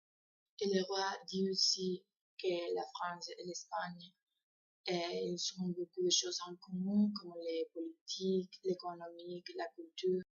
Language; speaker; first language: French; non-native, learner; Spanish